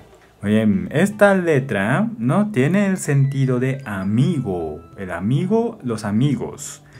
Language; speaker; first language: Spanish; non-native, fluent; Japanese